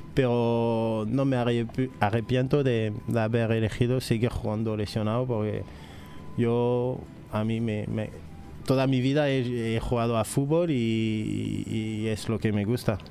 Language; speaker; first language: Spanish; non-native, fluent; French